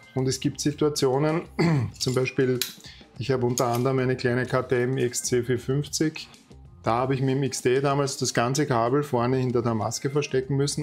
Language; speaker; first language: German; native; German